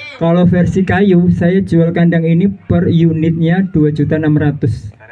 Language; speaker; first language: Indonesian; non-native, local second language; Javanese